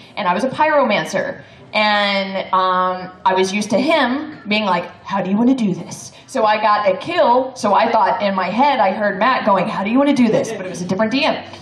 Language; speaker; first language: English; native; English